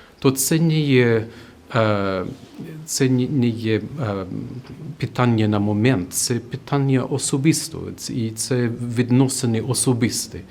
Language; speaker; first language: Ukrainian; non-native, fluent; English